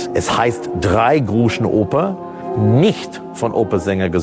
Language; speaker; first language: German; non-native, fluent; English